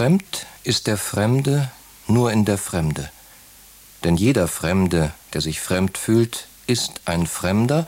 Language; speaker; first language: German; native; German